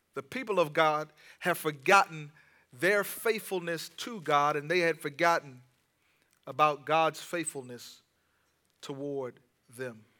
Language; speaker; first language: English; native; English